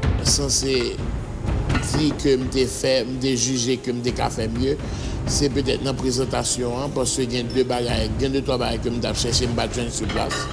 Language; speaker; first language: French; non-native, local second language; Haitian Creole